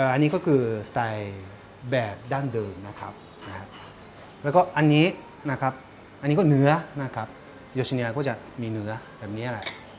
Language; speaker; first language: Thai; non-native, fluent; Japanese